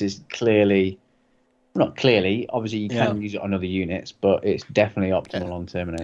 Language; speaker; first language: English; native; English